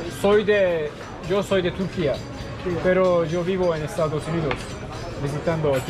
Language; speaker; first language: Spanish; non-native, learner; Turkish